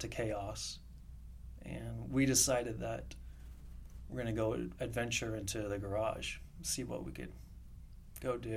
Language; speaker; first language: English; native; English